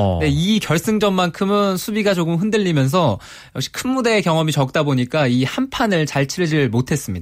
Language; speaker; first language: Korean; native; Korean